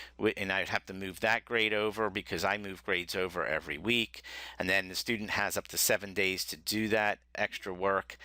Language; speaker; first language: English; native; English